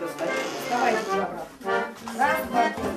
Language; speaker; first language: Russian; native; Russian